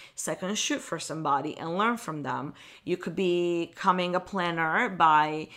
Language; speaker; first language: English; non-native, fluent; Italian